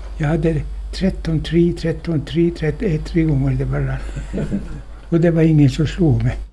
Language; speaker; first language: Swedish; native; Swedish